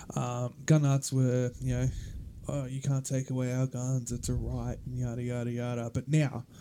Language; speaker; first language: English; native; English